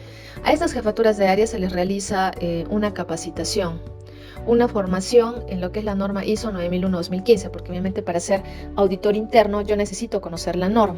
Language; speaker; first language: Spanish; native; Spanish